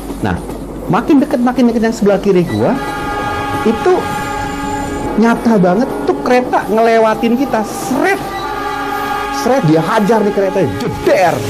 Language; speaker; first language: Indonesian; native; Indonesian